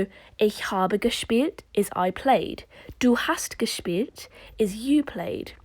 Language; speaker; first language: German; non-native, learner; English